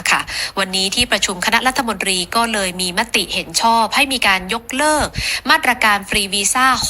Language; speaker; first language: Thai; native; Thai